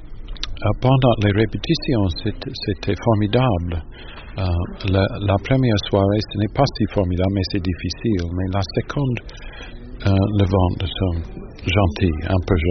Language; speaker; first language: French; non-native, learner; English